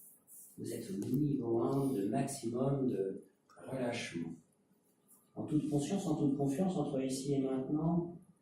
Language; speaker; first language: French; native; French